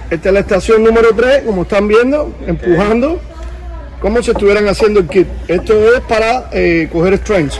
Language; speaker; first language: Spanish; native; Spanish